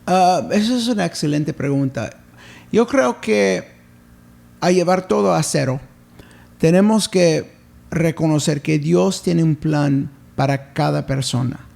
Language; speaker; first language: Spanish; early bilingual, heritage; English